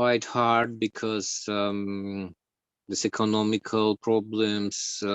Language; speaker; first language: English; non-native, learner; Georgian